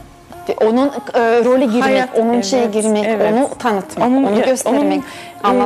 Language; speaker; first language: Turkish; non-native, fluent; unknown